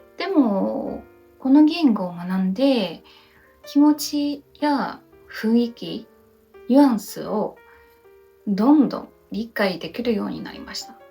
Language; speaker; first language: Japanese; non-native, learner; Chinese